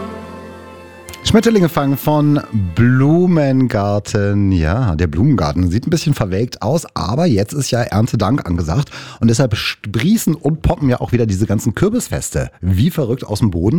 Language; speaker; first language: German; native; German